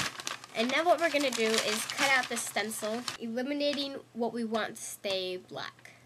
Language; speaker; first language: English; native; English